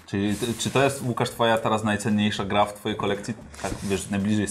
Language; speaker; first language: Polish; native; Polish